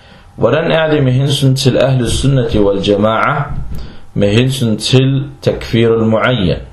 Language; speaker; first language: Danish; non-native, fluent; Arabic